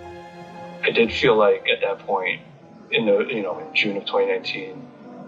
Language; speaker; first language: English; native; English